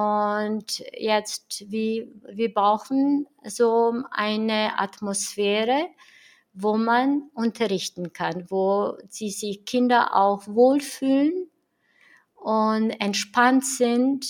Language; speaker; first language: German; non-native, fluent; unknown